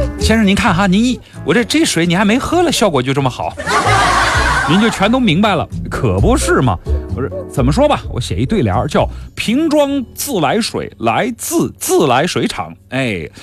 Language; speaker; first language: Chinese; native; Chinese